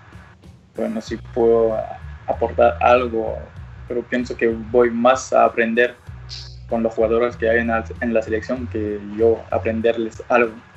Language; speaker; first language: Spanish; early bilingual, other home language; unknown